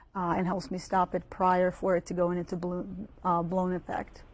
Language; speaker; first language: English; early bilingual, other home language; Bosnian